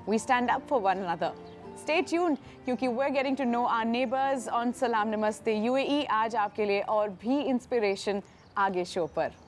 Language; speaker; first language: Hindi; native; Hindi